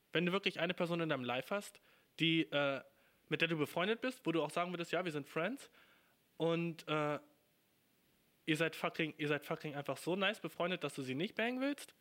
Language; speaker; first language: German; native; German